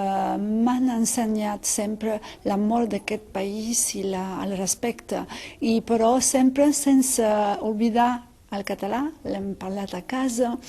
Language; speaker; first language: Catalan; early bilingual, heritage; Catalan